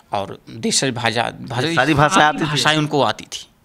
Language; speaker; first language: Hindi; native; Hindi